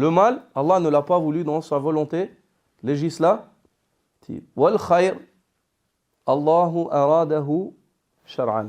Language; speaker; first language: French; native; French